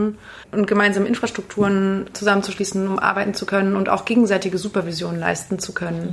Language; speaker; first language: German; native; German